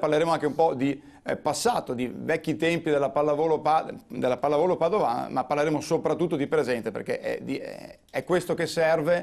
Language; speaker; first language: Italian; native; Italian